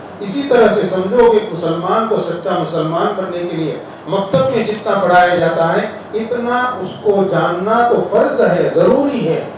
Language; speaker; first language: Urdu; non-native, local second language; Gujarati